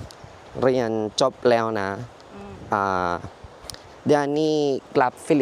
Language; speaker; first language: Thai; non-native, learner; Filipino